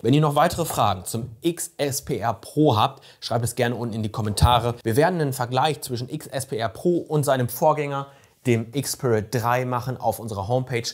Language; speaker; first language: German; native; German